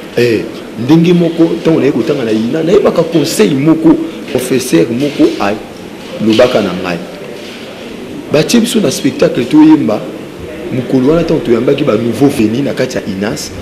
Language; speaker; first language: Lingala; native; Lingala